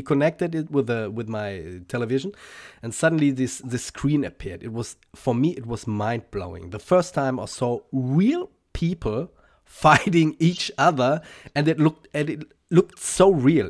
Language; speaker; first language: English; non-native, fluent; German